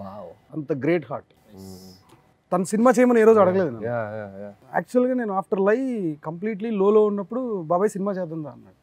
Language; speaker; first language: Telugu; native; Telugu